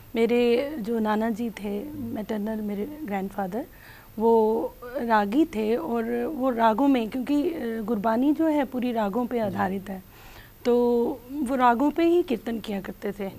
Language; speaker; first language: Hindi; native; Hindi